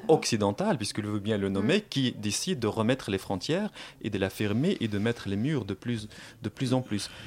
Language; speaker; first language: French; non-native, local second language; Arabic